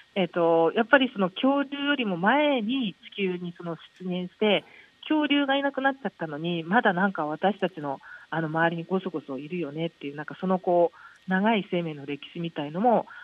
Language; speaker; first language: Japanese; native; Japanese